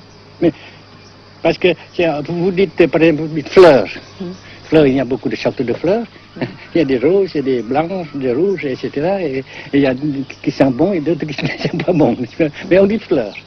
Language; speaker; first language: French; non-native, local second language; Vietnamese